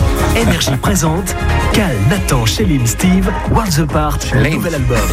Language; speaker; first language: French; native; French